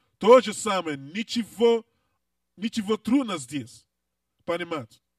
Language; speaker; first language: Russian; non-native, learner; English